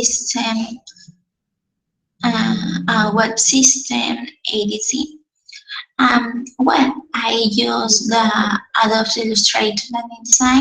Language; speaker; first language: English; non-native, learner; Spanish